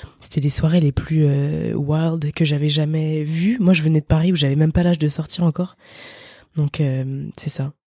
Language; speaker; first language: French; native; French